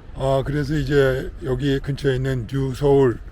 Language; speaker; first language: Korean; native; Korean